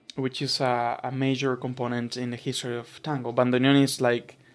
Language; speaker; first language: English; non-native, fluent; Spanish